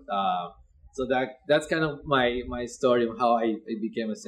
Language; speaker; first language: English; non-native, fluent; Spanish